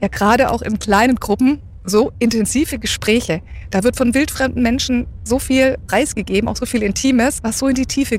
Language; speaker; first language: German; native; German